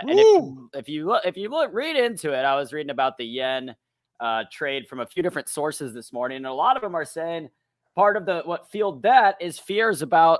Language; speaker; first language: English; native; English